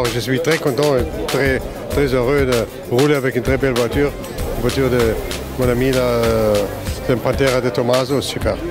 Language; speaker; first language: French; non-native, fluent; German